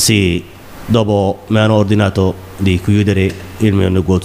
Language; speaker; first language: Italian; non-native, learner; Somali